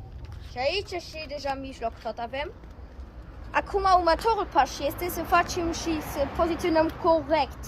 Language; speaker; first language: Romanian; early bilingual, heritage; Romanian